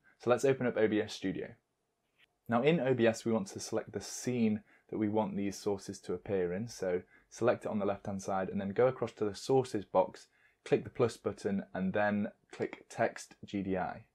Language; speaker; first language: English; native; English